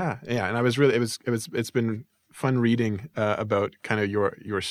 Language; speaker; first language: English; native; English